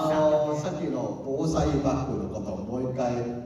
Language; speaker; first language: Japanese; non-native, learner; Cantonese